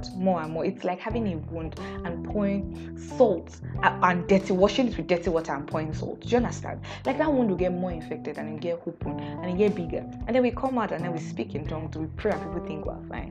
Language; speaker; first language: English; non-native, local second language; Yoruba